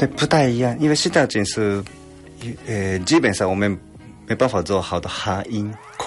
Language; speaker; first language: Chinese; non-native, fluent; Japanese